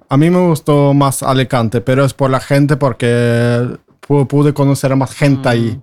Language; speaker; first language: Spanish; non-native, fluent; Norwegian